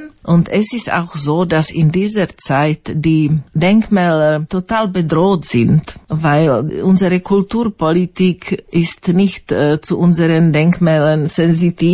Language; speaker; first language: German; non-native, fluent; Slovak